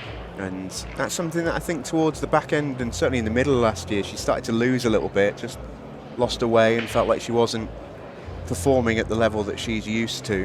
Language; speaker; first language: English; native; English